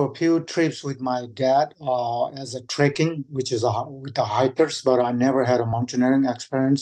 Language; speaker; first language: English; non-native, fluent; Sherpa